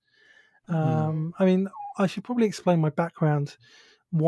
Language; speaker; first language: English; native; English